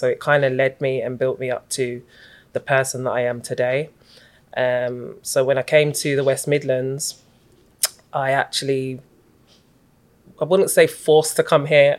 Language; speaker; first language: English; native; English